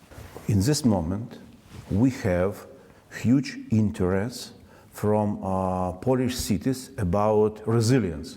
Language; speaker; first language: English; non-native, learner; Ukrainian